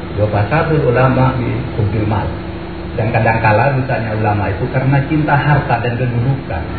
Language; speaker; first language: Indonesian; non-native, local second language; Madurese